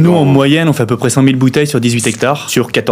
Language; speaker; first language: French; native; French